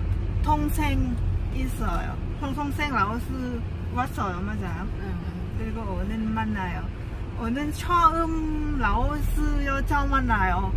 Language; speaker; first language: Korean; non-native, learner; Lao